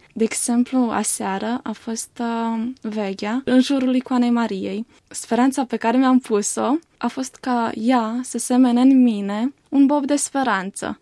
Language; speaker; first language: Romanian; native; Romanian